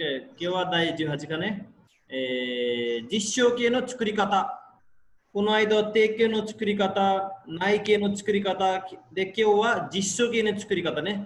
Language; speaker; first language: Japanese; non-native, fluent; Nepali